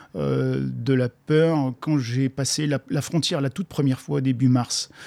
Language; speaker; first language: French; native; French